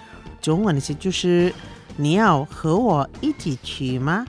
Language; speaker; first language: Chinese; early bilingual, heritage; Chinese